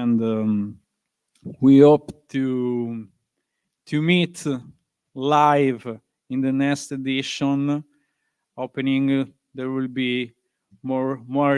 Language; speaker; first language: English; non-native, learner; Italian